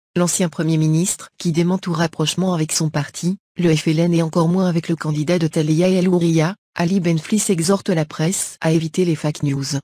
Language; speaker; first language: French; non-native, local second language; Arabic